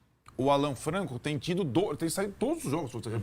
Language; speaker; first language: Portuguese; native; Portuguese